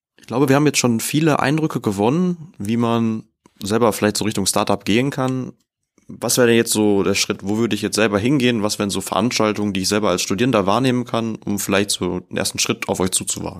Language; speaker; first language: German; native; German